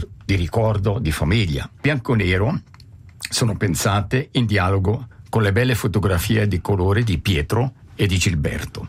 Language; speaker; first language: Italian; native; Italian